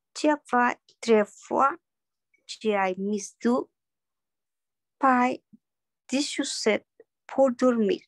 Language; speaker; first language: French; non-native, learner; Spanish